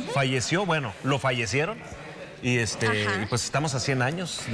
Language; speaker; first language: Spanish; native; Spanish